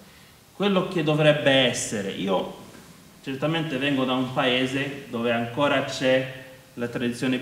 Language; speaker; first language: Italian; non-native, fluent; Maltese